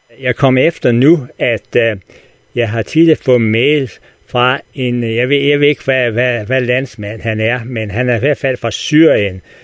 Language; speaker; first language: Danish; native; Danish